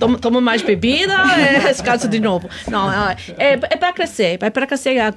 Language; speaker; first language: Portuguese; non-native, fluent; English